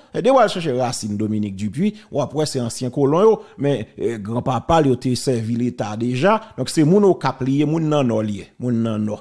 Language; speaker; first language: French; non-native, local second language; Haitian Creole